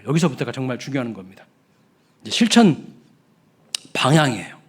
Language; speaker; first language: Korean; native; Korean